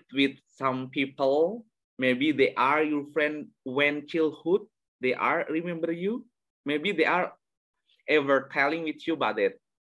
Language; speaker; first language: English; non-native, learner; Indonesian